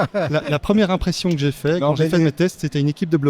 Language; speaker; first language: French; native; French